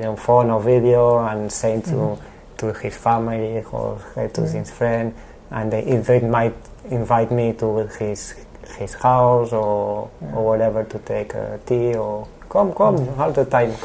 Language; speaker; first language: English; non-native, learner; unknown